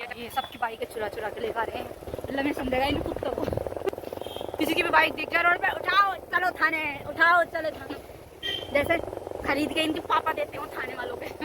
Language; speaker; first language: Hindi; native; Hindi